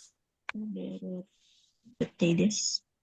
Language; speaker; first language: Japanese; non-native, learner; Indonesian